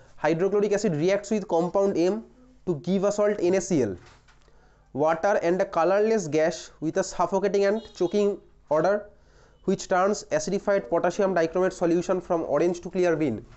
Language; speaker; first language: English; non-native, local second language; Bangla